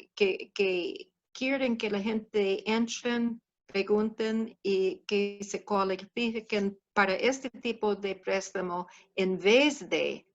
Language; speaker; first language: Spanish; non-native, fluent; English